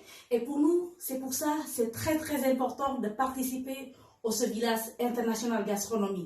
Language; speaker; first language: French; non-native, fluent; Indonesian